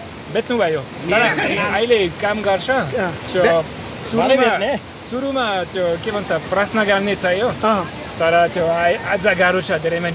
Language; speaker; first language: Nepali; non-native, learner; French